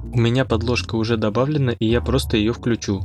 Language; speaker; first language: Russian; native; Russian